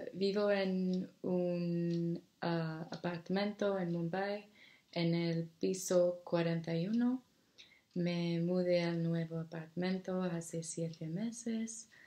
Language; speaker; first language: Spanish; non-native, learner; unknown